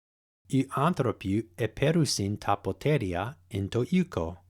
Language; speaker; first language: Greek; non-native, fluent; English